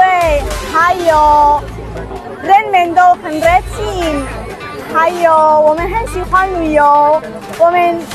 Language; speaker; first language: Chinese; non-native, learner; Spanish